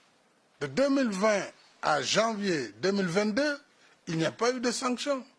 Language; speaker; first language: French; non-native, local second language; Wolof